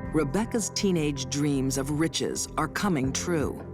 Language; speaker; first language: English; native; English